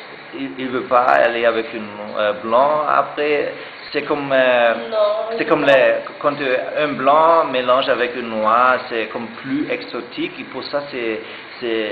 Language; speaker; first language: French; non-native, learner; German